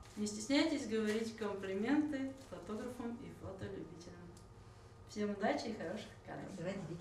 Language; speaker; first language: Russian; native; Russian